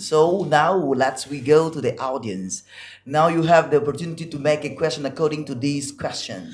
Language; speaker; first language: English; non-native, learner; Portuguese